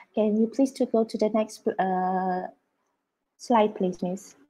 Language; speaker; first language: English; non-native, fluent; Indonesian